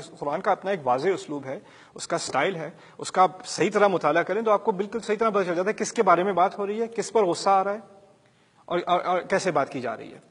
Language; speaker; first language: Urdu; early bilingual, heritage; Urdu